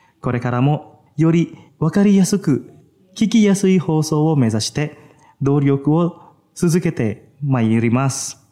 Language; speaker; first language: Japanese; non-native, fluent; Indonesian